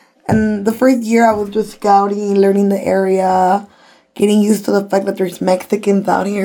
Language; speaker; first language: English; early bilingual, other home language; Spanish